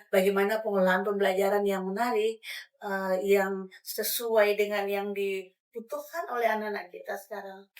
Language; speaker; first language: Indonesian; non-native, local second language; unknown